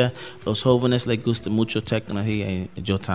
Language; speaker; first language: Spanish; non-native, learner; English